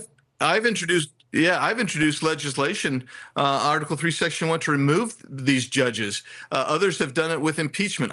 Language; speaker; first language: English; native; English